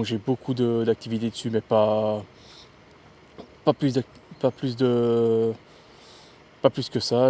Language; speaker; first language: French; native; French